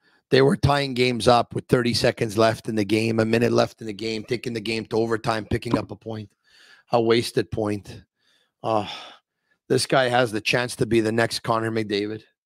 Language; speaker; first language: English; native; English